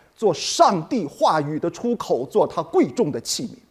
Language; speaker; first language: Chinese; native; Chinese